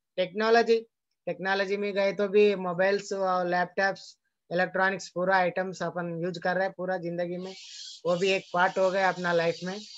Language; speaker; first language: Hindi; non-native, local second language; Telugu